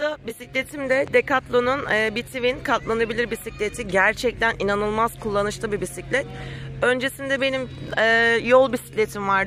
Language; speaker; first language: Turkish; native; Turkish